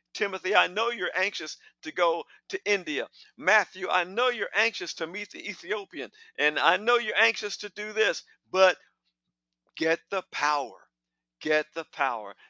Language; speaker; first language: English; native; English